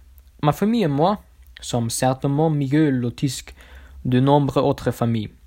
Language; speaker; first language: French; non-native, learner; German